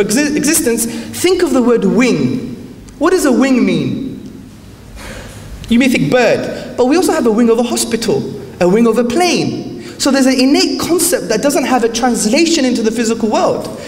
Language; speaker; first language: English; native; English